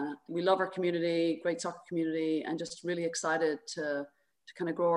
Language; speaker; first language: English; native; English